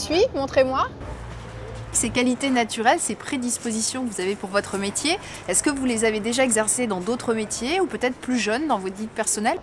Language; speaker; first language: French; native; French